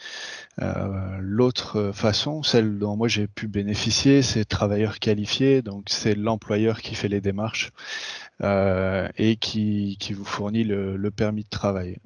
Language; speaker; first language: French; native; French